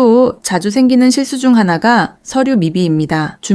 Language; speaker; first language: Korean; native; Korean